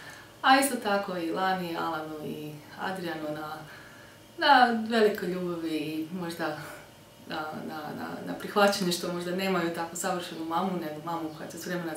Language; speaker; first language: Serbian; early bilingual, heritage; Croatian